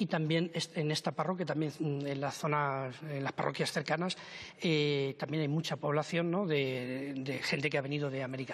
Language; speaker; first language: Spanish; native; Spanish